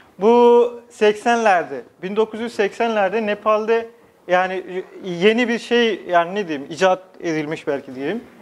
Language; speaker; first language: Turkish; non-native, fluent; Nepali